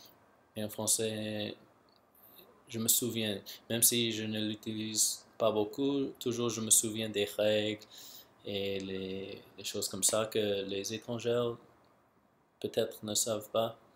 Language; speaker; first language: French; non-native, local second language; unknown